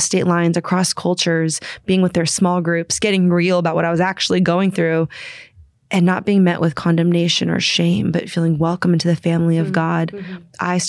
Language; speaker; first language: English; native; English